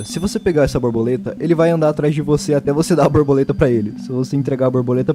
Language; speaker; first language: Portuguese; native; Portuguese